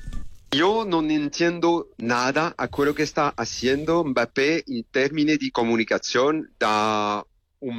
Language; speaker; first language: Spanish; non-native, fluent; French